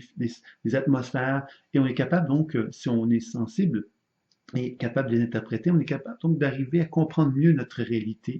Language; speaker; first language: French; native; French